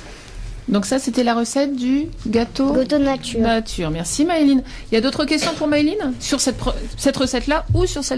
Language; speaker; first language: French; native; French